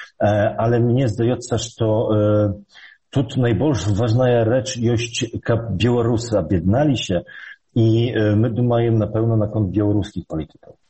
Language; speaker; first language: Belarusian; early bilingual, heritage; Polish